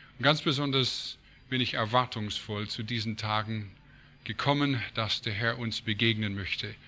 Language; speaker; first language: German; non-native, fluent; English